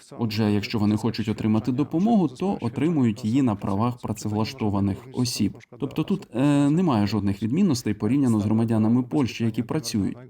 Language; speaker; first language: Ukrainian; non-native, fluent; Polish